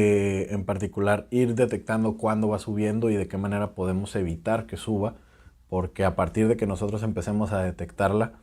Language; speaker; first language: Spanish; native; Spanish